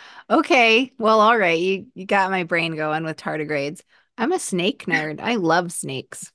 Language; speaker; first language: English; native; English